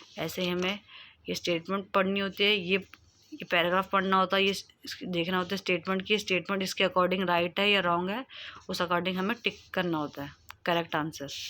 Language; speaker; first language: Hindi; native; Hindi